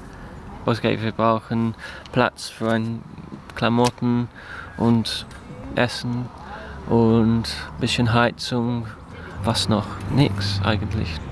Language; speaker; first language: German; non-native, learner; English